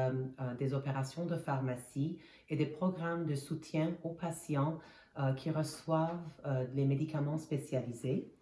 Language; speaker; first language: French; non-native, fluent; Armenian